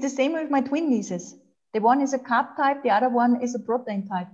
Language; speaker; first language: English; non-native, fluent; German